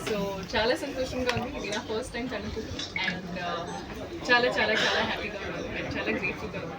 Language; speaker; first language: Telugu; non-native, learner; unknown